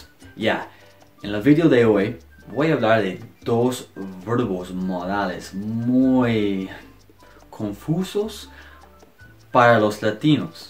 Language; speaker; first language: Spanish; non-native, fluent; English